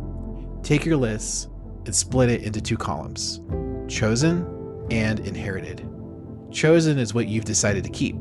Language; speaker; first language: English; native; English